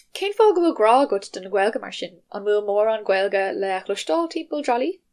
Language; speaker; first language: Irish; non-native, local second language; English